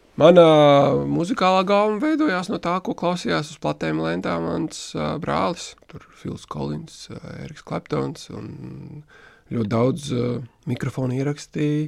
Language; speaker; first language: Latvian; native; Latvian